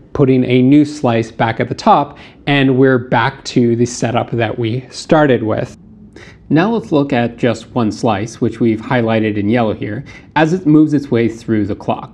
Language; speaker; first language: English; native; English